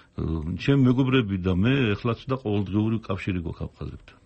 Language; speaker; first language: Georgian; native; Georgian